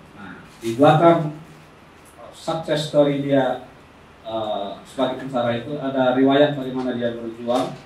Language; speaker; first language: Indonesian; non-native, local second language; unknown